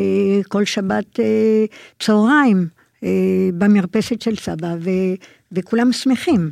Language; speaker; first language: Hebrew; non-native, fluent; French